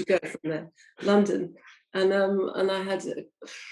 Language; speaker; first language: English; native; English